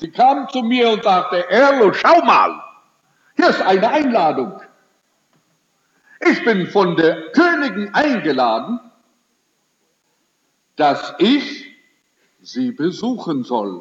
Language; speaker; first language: German; early bilingual, heritage; German